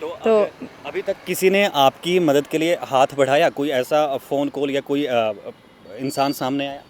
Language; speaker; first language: Hindi; native; Hindi